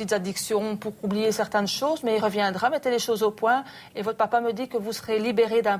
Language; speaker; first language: French; native; French